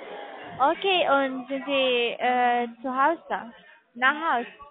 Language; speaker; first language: German; non-native, learner; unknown